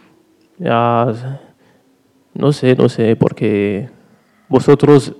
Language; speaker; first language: Spanish; non-native, learner; French